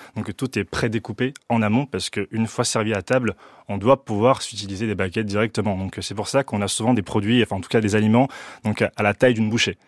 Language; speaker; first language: French; early bilingual, other home language; Chinese